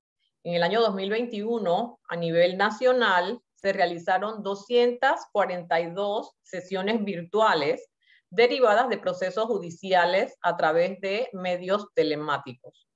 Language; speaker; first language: Spanish; native; Spanish